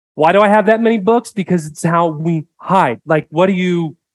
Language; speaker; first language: English; native; English